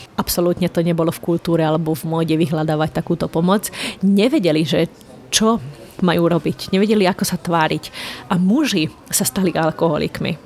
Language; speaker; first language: Slovak; non-native, local second language; Hungarian